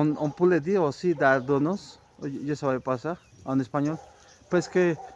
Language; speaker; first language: French; non-native, fluent; Spanish